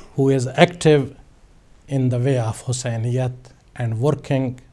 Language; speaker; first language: English; non-native, local second language; Urdu